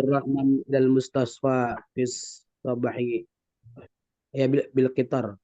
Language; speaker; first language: Arabic; non-native, learner; Indonesian